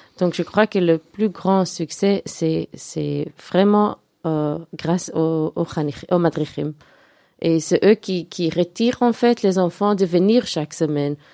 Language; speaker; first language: French; non-native, local second language; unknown